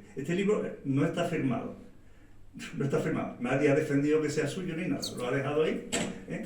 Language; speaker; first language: Spanish; native; Spanish